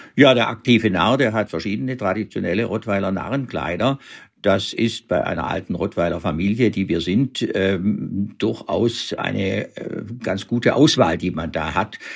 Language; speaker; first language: German; native; German